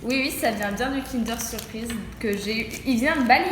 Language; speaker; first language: French; native; French